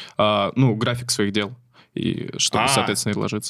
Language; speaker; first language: Russian; native; Russian